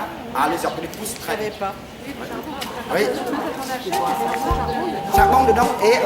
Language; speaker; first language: French; non-native, fluent; Vietnamese